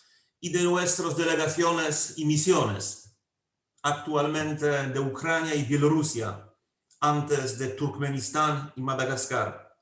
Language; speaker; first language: Spanish; non-native, fluent; Polish